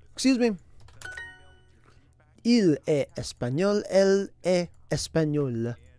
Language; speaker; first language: French; non-native, learner; English